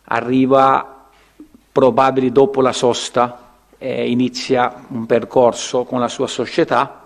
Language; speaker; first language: Italian; non-native, fluent; Portuguese